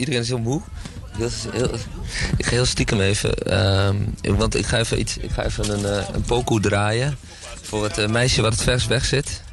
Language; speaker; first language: Dutch; native; Dutch